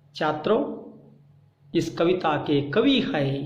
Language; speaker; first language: Hindi; non-native, local second language; Kannada